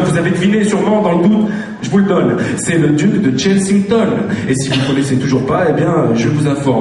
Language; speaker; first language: French; native; French